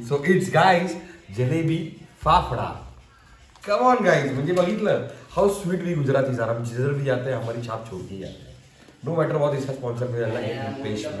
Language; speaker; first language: Hindi; non-native, local second language; Marathi